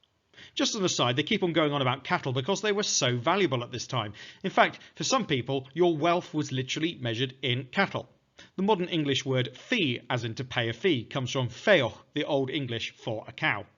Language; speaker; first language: English; native; English